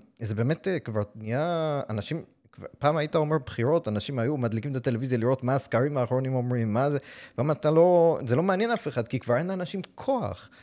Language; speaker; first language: Hebrew; non-native, fluent; English